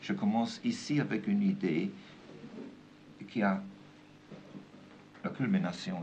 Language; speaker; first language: French; non-native, fluent; German